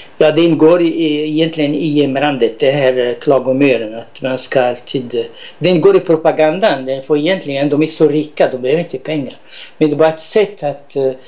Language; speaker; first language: Swedish; non-native, fluent; Arabic